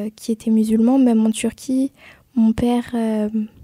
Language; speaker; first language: French; native; French